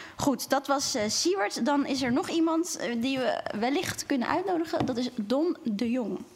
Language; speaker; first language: Dutch; native; Dutch